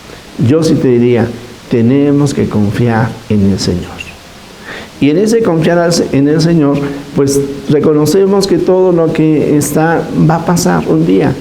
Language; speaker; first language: Spanish; native; Spanish